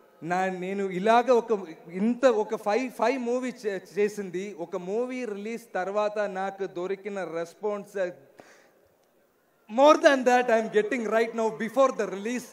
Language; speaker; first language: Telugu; non-native, learner; Malayalam